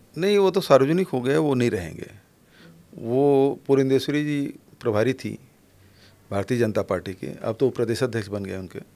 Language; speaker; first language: Hindi; native; Hindi